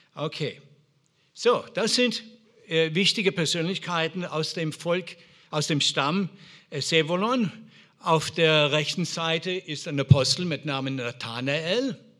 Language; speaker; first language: German; non-native, fluent; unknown